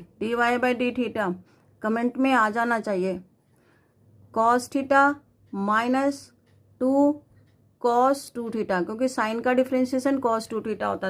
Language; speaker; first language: Hindi; native; Hindi